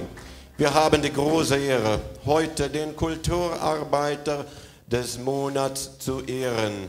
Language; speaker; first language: German; non-native, fluent; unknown